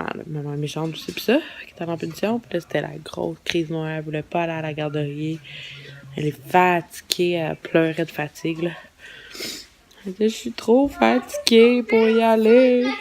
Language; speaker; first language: French; native; French